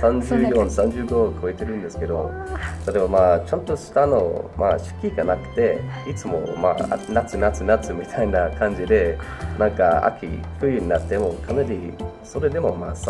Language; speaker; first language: Japanese; non-native, fluent; English